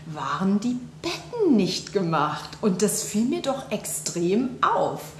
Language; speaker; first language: German; native; German